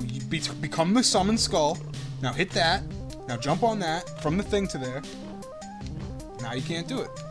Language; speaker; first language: English; native; English